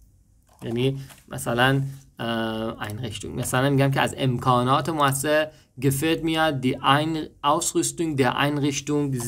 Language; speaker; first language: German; non-native, fluent; Persian